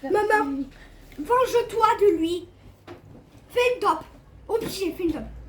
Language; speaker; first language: French; native; French